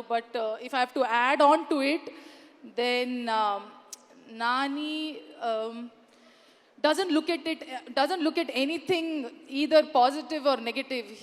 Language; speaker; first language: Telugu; non-native, learner; Kannada